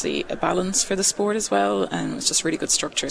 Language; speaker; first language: English; native; English